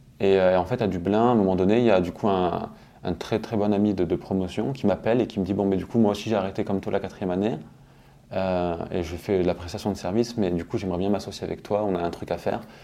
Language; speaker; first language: French; native; French